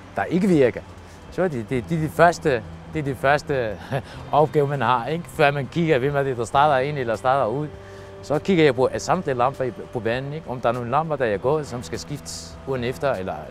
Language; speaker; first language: Danish; non-native, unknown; Arabic